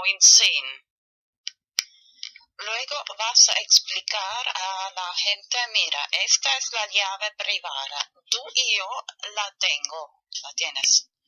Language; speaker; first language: Spanish; non-native, learner; German